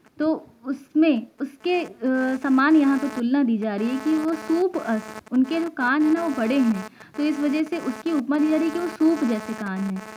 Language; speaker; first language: Hindi; native; Hindi